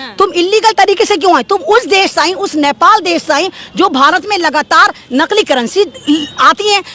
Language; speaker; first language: Hindi; native; Hindi